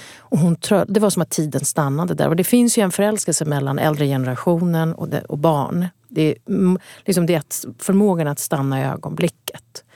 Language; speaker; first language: Swedish; early bilingual, other home language; Kurdish